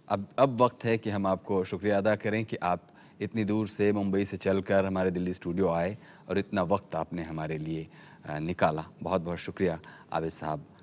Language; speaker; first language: Hindi; native; Hindi